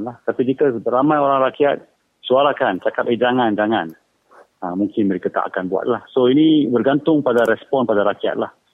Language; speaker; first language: Malay; native; Malay